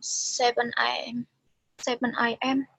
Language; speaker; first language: English; non-native, learner; Indonesian